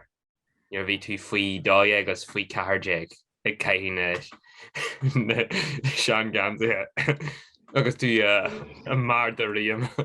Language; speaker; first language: Irish; non-native, local second language; English